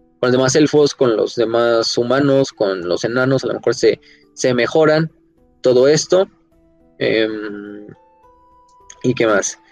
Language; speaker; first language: Spanish; native; Spanish